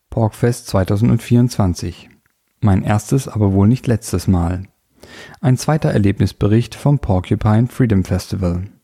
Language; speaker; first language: German; native; German